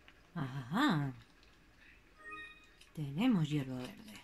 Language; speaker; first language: Spanish; native; Spanish